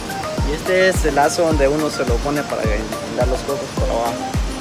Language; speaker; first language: Spanish; native; Spanish